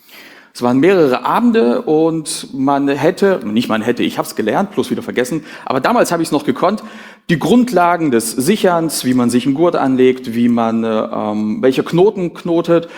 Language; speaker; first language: German; native; German